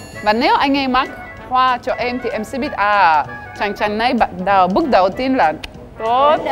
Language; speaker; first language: Vietnamese; non-native, fluent; French